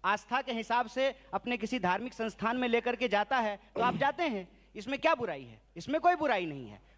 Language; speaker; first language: Hindi; native; Hindi